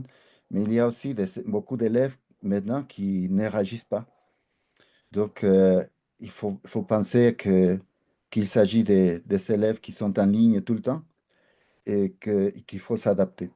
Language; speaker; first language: French; non-native, fluent; Spanish